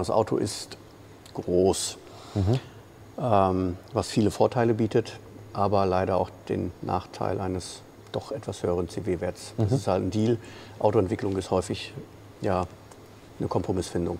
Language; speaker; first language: German; native; German